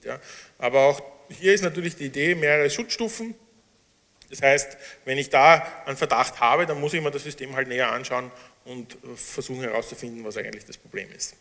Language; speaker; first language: German; native; German